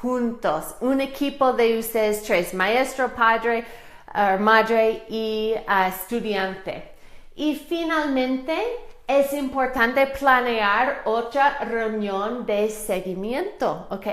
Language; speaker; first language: Spanish; non-native, fluent; English